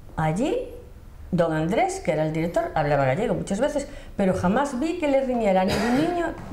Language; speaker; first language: Spanish; non-native, local second language; Galician